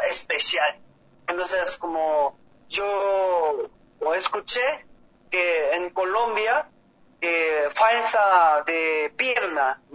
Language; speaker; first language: Spanish; non-native, learner; Korean